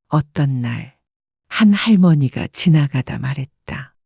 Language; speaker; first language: Korean; native; Korean